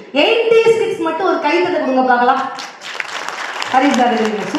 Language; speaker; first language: Tamil; native; Tamil